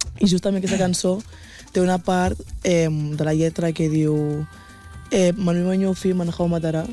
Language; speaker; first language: Catalan; early bilingual, other home language; Wolof